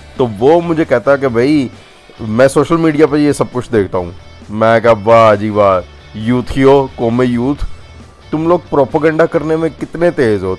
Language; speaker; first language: Urdu; non-native, local second language; Punjabi